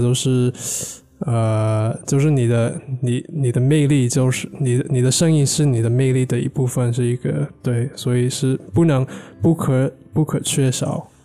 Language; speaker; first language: Chinese; non-native, fluent; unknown